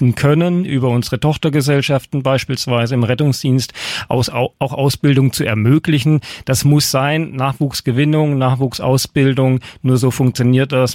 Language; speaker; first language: German; native; German